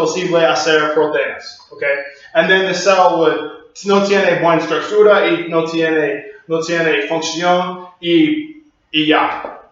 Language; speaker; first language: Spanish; non-native, learner; English